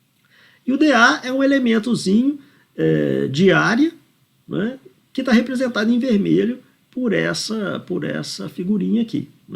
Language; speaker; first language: Portuguese; native; Portuguese